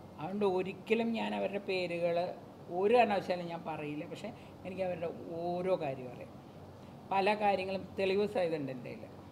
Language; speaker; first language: Malayalam; native; Malayalam